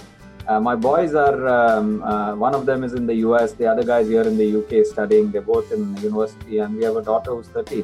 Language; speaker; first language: English; non-native, local second language; Marathi